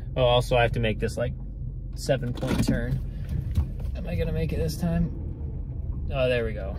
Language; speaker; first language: English; native; English